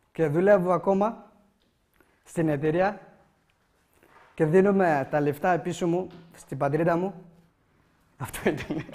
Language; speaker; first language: Greek; non-native, learner; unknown